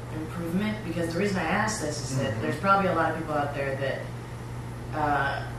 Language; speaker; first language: English; native; English